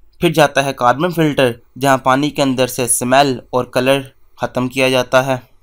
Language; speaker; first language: Urdu; native; Urdu